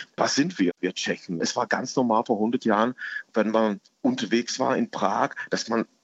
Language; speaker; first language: German; non-native, fluent; Czech